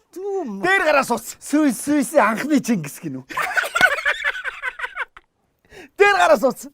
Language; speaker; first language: Mongolian; native; Mongolian